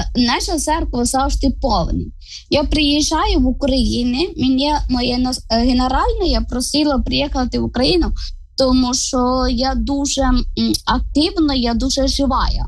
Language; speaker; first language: Ukrainian; non-native, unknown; Malayalam